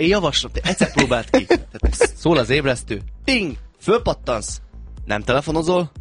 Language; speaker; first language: Hungarian; native; Hungarian